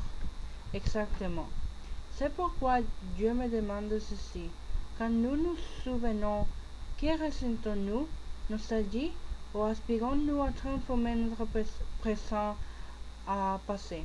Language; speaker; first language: French; non-native, learner; Spanish